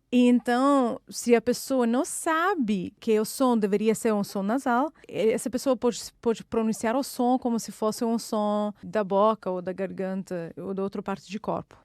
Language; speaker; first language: Portuguese; non-native, fluent; Russian